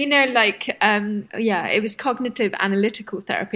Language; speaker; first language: English; non-native, local second language; Bangla